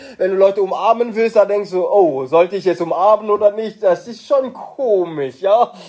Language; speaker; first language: German; non-native, fluent; French